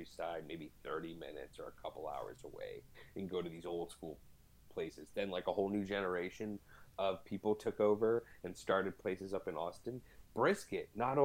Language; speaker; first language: English; native; English